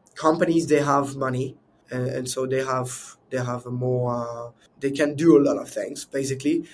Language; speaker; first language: English; non-native, fluent; French